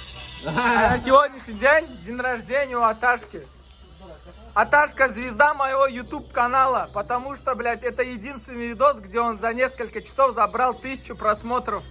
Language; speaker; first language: Russian; non-native, fluent; Turkmen